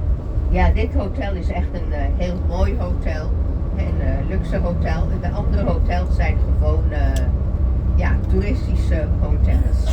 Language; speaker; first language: Dutch; non-native, fluent; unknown